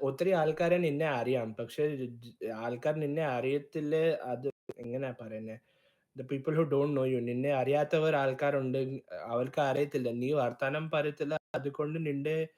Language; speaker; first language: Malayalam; early bilingual, heritage; Malayalam